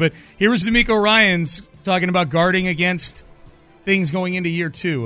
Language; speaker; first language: English; native; English